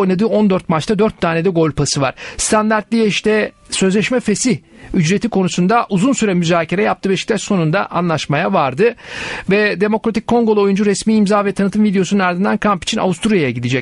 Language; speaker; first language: Turkish; native; Turkish